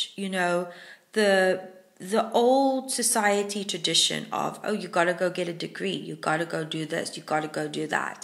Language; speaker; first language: English; native; English